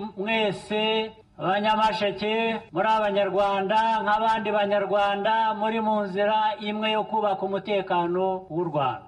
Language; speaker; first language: Kinyarwanda; early bilingual, heritage; Kinyarwanda